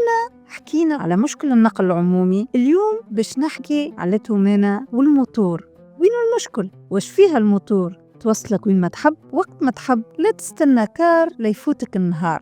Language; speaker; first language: Arabic; native; Arabic